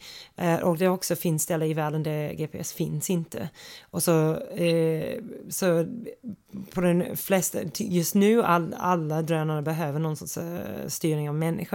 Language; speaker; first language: Swedish; non-native, fluent; English